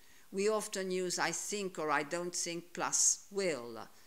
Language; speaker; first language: English; non-native, fluent; Italian